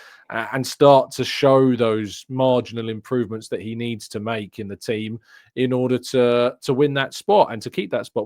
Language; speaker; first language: English; native; English